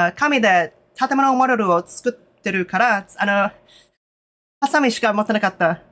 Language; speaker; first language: Japanese; non-native, learner; English